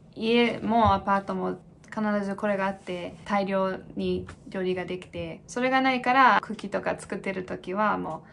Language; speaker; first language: Japanese; non-native, fluent; English